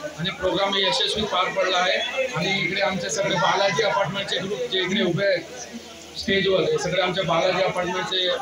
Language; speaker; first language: Marathi; non-native, local second language; Urdu